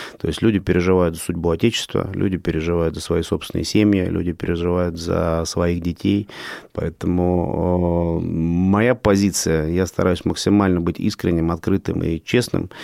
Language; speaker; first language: Russian; native; Russian